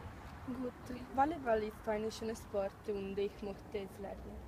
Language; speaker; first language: German; non-native, learner; Italian